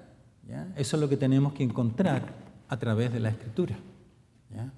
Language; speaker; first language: Spanish; native; Spanish